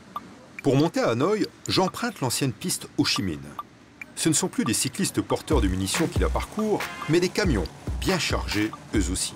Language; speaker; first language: French; native; French